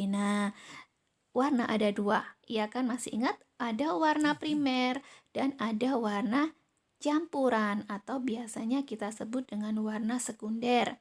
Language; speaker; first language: Indonesian; native; Indonesian